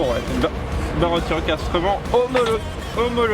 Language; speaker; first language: French; native; French